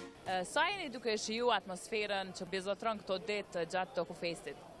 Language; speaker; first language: Albanian; native; Albanian